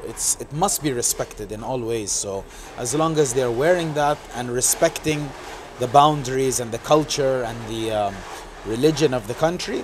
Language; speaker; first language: English; non-native, local second language; Arabic